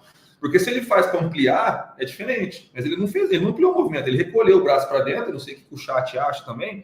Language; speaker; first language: Portuguese; native; Portuguese